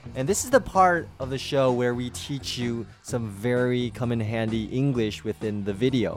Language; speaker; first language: English; early bilingual, other home language; Chinese